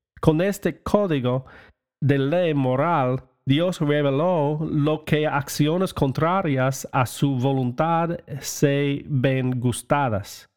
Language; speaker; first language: Spanish; non-native, learner; English